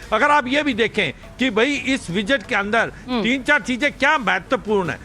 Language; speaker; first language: Hindi; native; Hindi